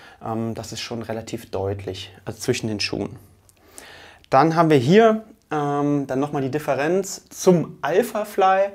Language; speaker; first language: German; native; German